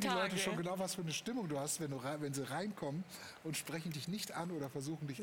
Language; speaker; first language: German; native; German